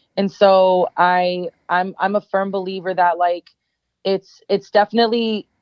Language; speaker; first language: English; native; English